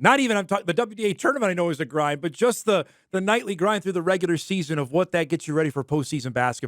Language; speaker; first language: English; native; English